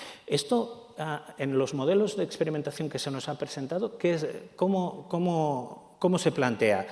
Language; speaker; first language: Spanish; native; Spanish